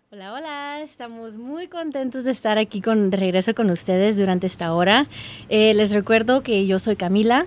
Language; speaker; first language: Spanish; early bilingual, heritage; Spanish